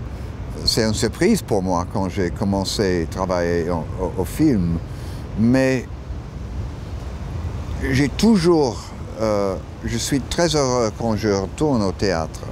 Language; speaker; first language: French; non-native, learner; English